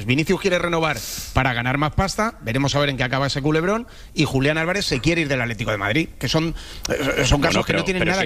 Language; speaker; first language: Spanish; native; Spanish